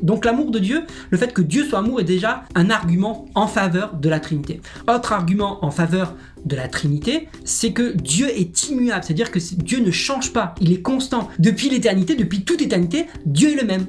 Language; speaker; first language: French; native; French